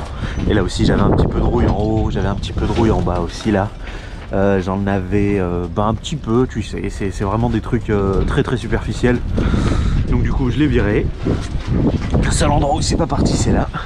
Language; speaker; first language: French; native; French